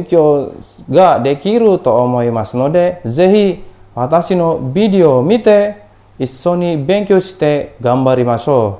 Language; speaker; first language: Japanese; non-native, fluent; Indonesian